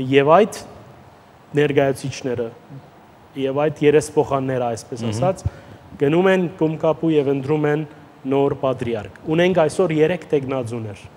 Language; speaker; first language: Armenian; early bilingual, heritage; Armenian